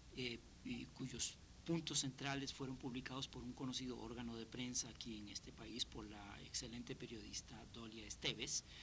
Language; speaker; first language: Spanish; native; Spanish